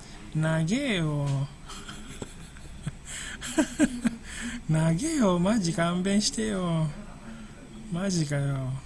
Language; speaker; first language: Japanese; non-native, fluent; Indonesian